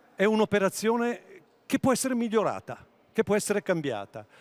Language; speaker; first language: Italian; native; Italian